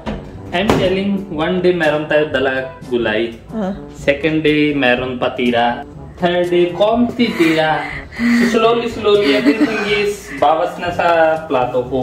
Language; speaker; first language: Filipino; non-native, learner; Punjabi